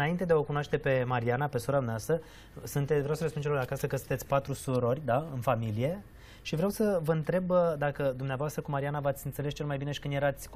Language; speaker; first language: Romanian; native; Romanian